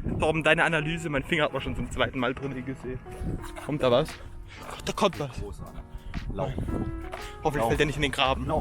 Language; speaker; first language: German; native; German